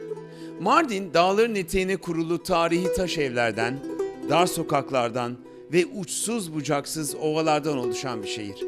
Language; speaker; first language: Turkish; native; Turkish